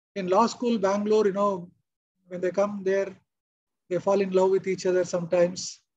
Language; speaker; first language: English; non-native, local second language; Kannada